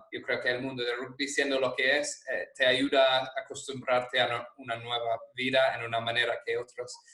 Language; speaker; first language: Spanish; non-native, fluent; English